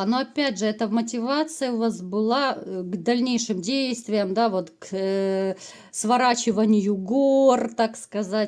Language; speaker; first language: Russian; native; Russian